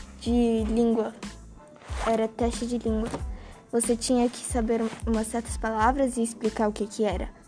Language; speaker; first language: Portuguese; early bilingual, heritage; Portuguese